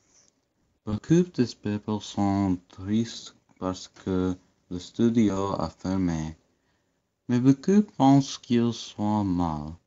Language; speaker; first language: French; non-native, learner; English